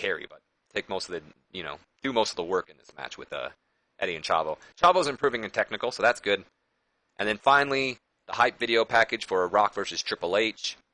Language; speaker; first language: English; native; English